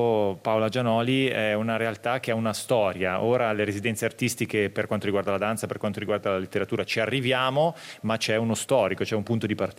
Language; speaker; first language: Italian; native; Italian